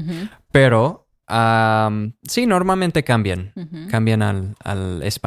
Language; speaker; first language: Spanish; non-native, fluent; English